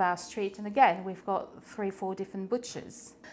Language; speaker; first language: English; non-native, fluent; French